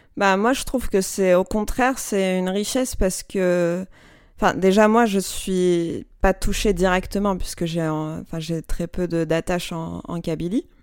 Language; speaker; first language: French; non-native, local second language; Arabic